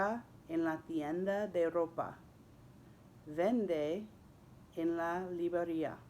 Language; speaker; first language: Spanish; non-native, fluent; English